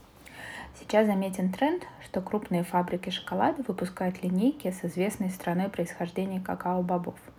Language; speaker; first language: Russian; native; Russian